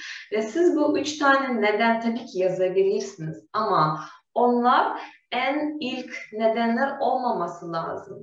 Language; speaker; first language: Turkish; non-native, fluent; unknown